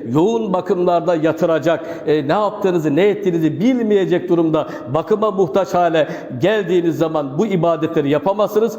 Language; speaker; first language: Turkish; native; Turkish